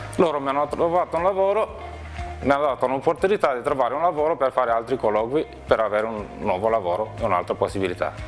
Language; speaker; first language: Italian; non-native, fluent; Romanian